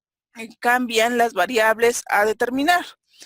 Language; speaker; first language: Spanish; native; Spanish